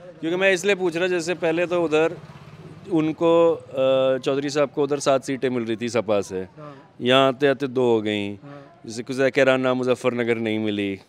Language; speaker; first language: Hindi; native; Hindi